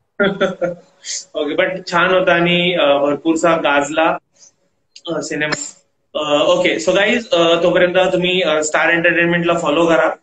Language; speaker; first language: Marathi; non-native, local second language; Punjabi